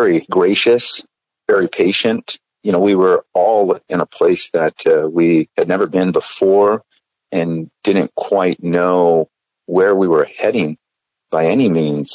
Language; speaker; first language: English; native; English